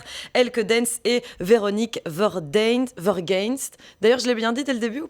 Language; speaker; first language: French; native; French